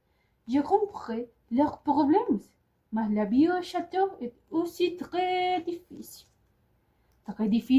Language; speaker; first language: French; non-native, learner; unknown